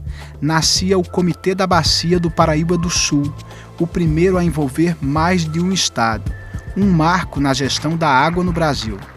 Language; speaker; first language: Portuguese; native; Portuguese